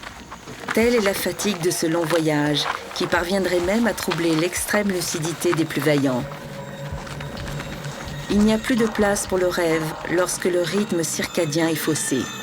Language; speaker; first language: French; native; French